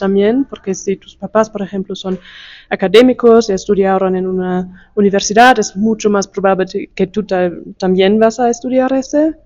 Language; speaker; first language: Spanish; non-native, fluent; German